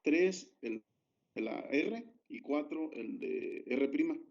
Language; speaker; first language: Spanish; native; Spanish